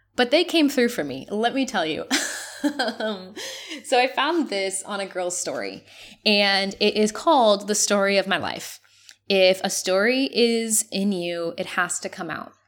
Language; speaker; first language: English; non-native, fluent; Spanish